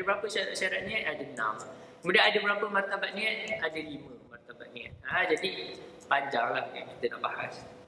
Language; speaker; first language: Malay; native; Malay